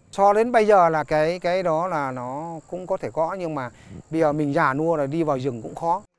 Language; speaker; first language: Vietnamese; non-native, local second language; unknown